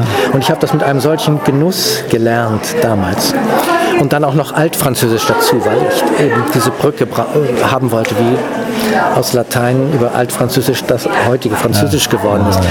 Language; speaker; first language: German; native; German